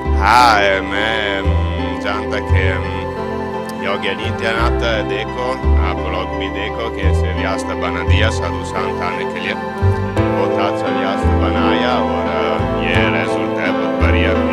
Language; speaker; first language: Hindi; non-native, learner; Italian